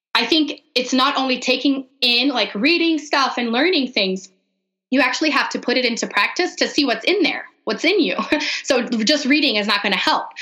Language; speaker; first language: English; non-native, fluent; Portuguese